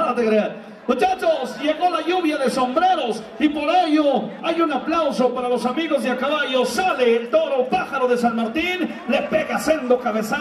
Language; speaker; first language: Spanish; native; Spanish